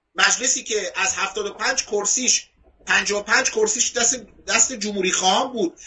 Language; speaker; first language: Persian; non-native, local second language; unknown